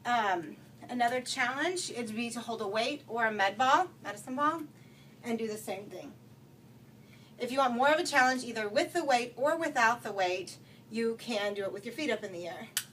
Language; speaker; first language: English; native; English